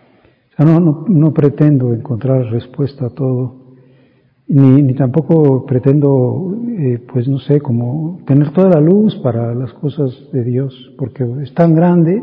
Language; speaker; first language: Spanish; native; Spanish